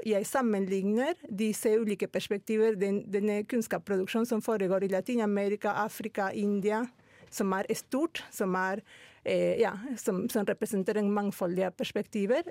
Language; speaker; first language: Norwegian; non-native, fluent; Spanish